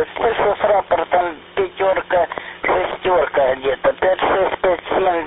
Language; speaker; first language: Russian; native; Russian